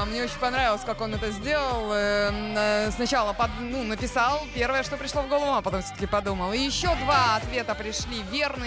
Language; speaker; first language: Russian; native; Russian